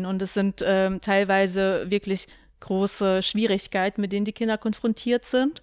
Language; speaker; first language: German; native; German